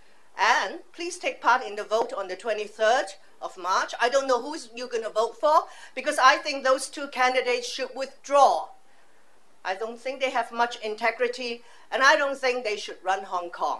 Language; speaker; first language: English; non-native, local second language; Cantonese